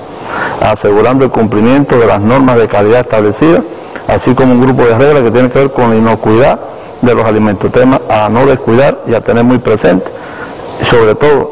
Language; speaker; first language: Spanish; native; Spanish